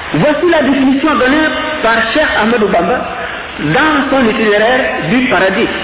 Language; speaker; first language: French; non-native, local second language; Wolof